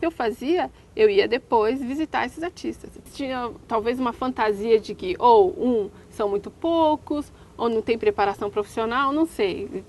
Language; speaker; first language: Portuguese; native; Portuguese